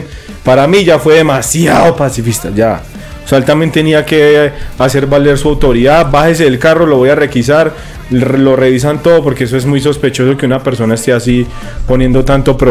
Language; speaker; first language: Spanish; native; Spanish